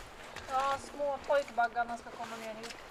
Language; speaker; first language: Swedish; native; Swedish